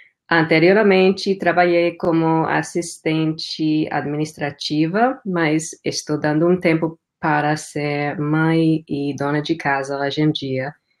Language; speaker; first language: Portuguese; non-native, fluent; English